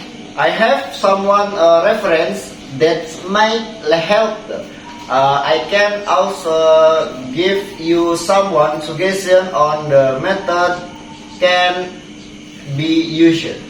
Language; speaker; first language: English; non-native, learner; Indonesian